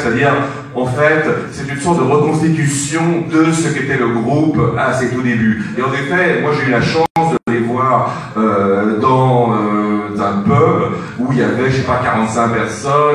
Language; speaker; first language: French; native; French